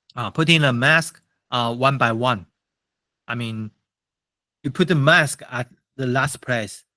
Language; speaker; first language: English; non-native, fluent; Chinese